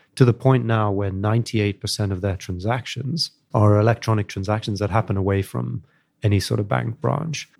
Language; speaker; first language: English; native; English